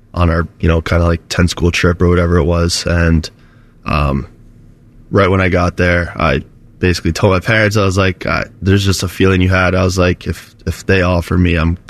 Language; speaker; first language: English; native; English